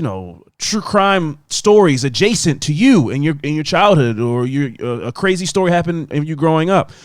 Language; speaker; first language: English; native; English